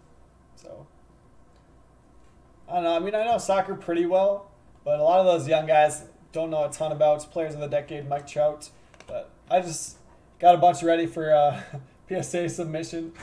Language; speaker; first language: English; native; English